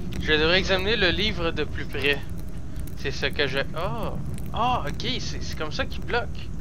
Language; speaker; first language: French; native; French